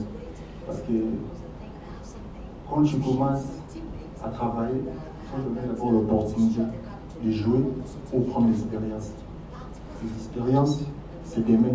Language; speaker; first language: French; non-native, local second language; Lingala